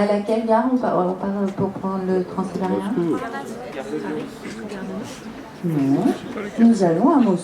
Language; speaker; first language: French; native; French